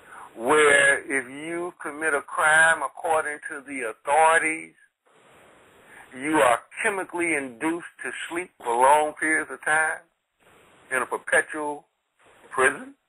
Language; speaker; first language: English; native; English